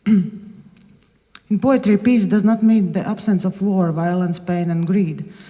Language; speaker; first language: English; non-native, fluent; Latvian